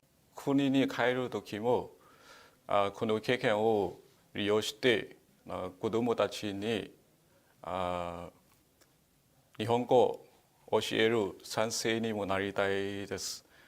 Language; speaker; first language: Japanese; non-native, learner; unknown